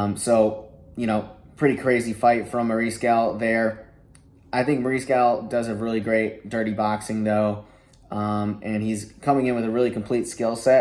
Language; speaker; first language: English; native; English